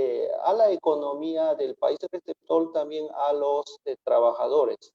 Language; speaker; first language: Spanish; non-native, fluent; Japanese